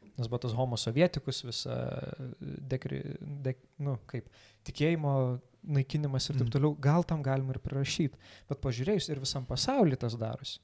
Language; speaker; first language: Lithuanian; native; Lithuanian